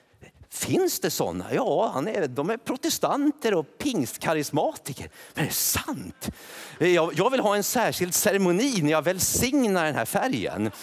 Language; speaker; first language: Swedish; native; Swedish